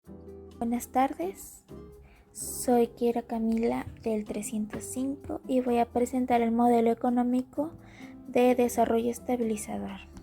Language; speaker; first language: Spanish; native; Spanish